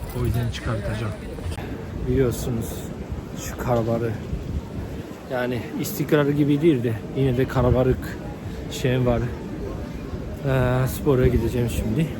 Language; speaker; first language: Turkish; non-native, fluent; Japanese